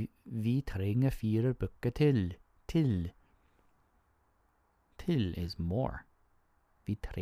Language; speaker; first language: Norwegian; non-native, learner; English